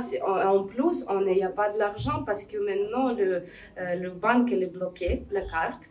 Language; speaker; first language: French; non-native, learner; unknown